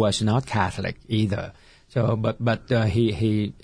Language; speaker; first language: English; non-native, fluent; Vietnamese